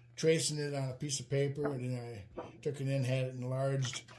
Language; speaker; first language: English; native; English